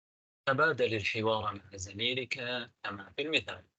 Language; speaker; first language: Arabic; non-native, fluent; Tamil